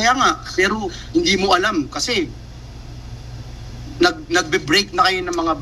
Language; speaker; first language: Filipino; native; Filipino